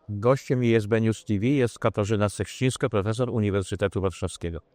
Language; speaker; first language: Polish; native; Polish